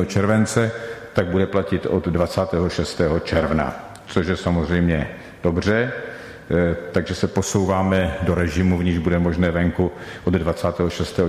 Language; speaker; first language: Czech; native; Czech